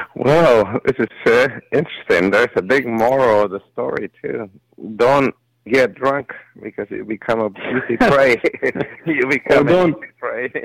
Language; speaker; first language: English; early bilingual, other home language; Spanish